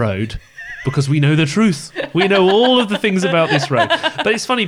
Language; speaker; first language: English; native; English